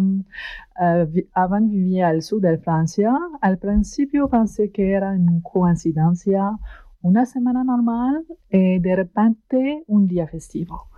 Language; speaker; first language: Spanish; non-native, fluent; French